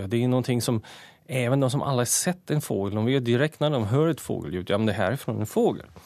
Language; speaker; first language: Swedish; native; Swedish